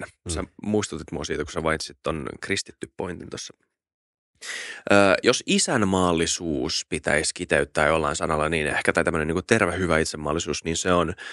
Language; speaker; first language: Finnish; native; Finnish